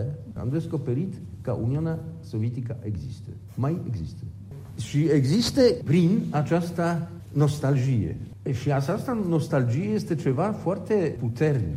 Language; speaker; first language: Romanian; non-native, fluent; Polish